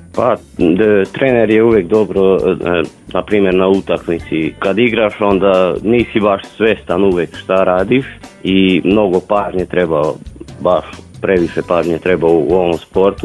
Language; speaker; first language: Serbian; non-native, local second language; Hungarian